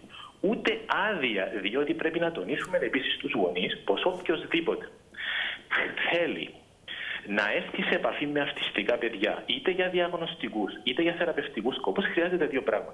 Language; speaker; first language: Greek; native; Greek